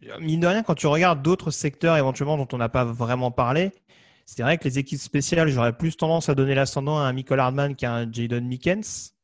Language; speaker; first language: French; native; French